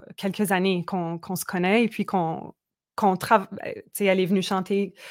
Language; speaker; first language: French; native; French